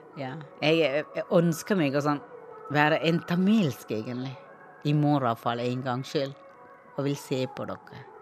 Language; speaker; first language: Norwegian; non-native, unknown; Tamil